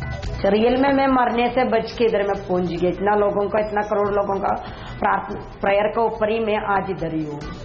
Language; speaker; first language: Hindi; non-native, local second language; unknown